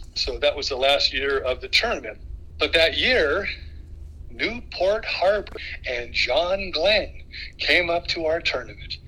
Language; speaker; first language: English; native; English